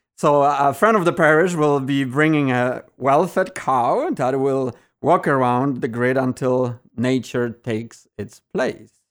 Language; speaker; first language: English; non-native, fluent; Polish